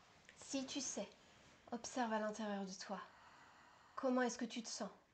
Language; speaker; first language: French; native; French